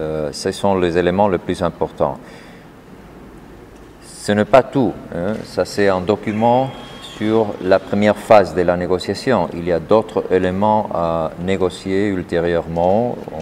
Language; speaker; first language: French; non-native, fluent; Spanish